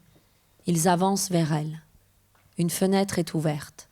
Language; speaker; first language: French; early bilingual, other home language; Persian